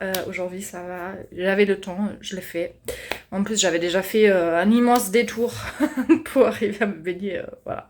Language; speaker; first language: French; non-native, fluent; German